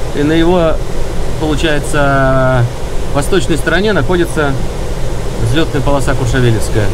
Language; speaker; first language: Russian; native; Russian